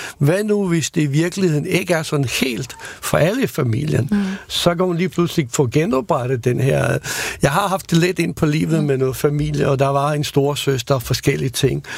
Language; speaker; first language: Danish; non-native, fluent; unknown